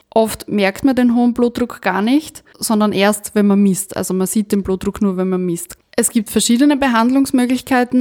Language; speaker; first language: German; native; German